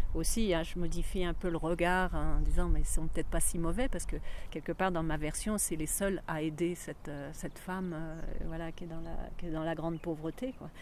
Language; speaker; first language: French; native; French